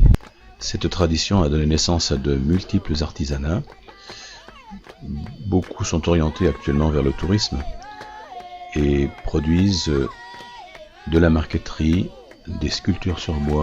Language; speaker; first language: French; native; French